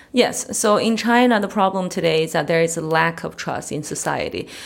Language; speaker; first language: English; early bilingual, other home language; Chinese